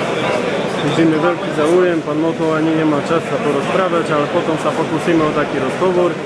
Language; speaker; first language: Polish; non-native, learner; Slovak